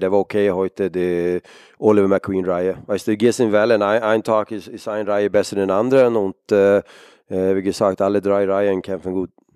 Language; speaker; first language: German; non-native, fluent; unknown